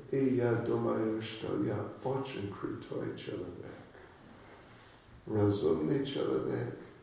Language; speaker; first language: Russian; non-native, learner; English